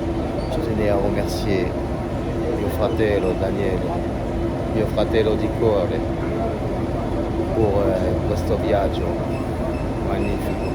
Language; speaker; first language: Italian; non-native, learner; French